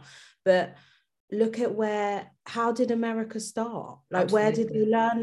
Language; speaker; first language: English; native; English